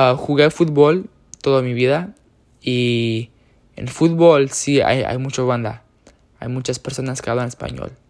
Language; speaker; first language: Spanish; early bilingual, heritage; Spanish